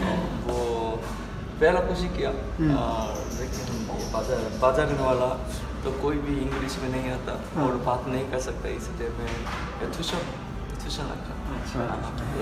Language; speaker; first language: Hindi; non-native, learner; Korean